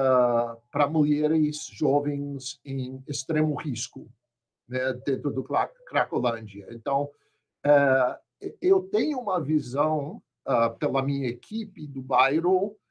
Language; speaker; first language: Portuguese; non-native, fluent; English